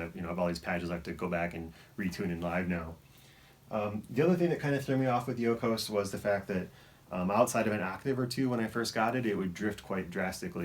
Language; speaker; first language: English; native; English